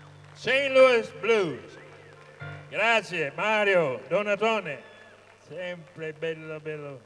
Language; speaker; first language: Italian; non-native, fluent; English